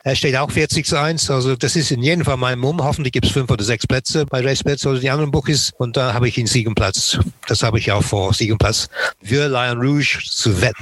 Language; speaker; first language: German; non-native, fluent; English